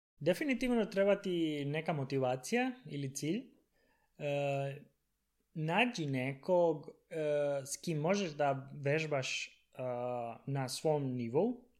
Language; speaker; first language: Serbian; non-native, learner; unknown